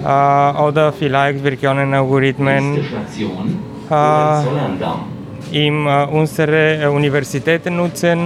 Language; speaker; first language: German; non-native, learner; Bulgarian